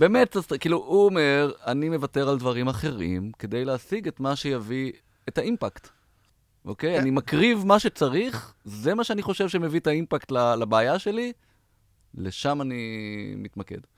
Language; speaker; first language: Hebrew; native; Hebrew